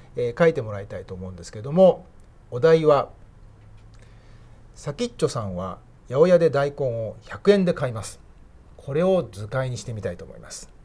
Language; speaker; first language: Japanese; native; Japanese